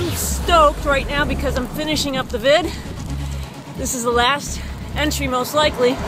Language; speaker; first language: English; native; English